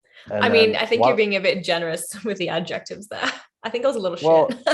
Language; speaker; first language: English; native; English